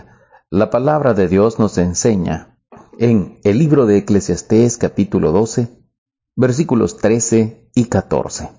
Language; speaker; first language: Spanish; native; Spanish